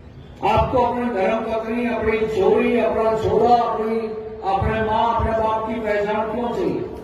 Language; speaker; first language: Hindi; native; Hindi